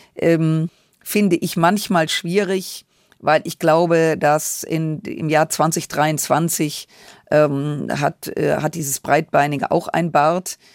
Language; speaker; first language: German; native; German